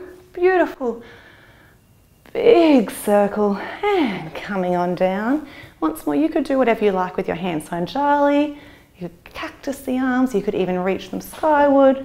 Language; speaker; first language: English; native; English